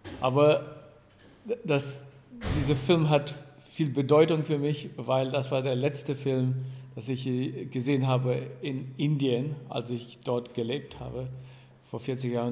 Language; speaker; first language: German; non-native, fluent; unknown